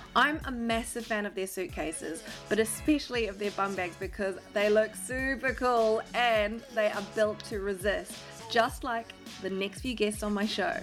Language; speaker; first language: English; native; English